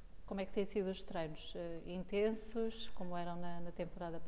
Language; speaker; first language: Portuguese; native; Portuguese